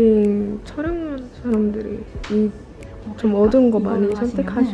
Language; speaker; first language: Korean; non-native, fluent; Indonesian